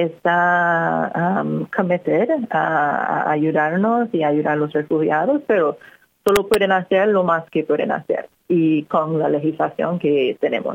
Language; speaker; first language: Spanish; non-native, fluent; English